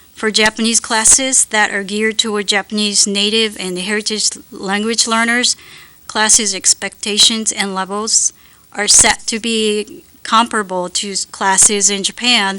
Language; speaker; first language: English; non-native, fluent; Japanese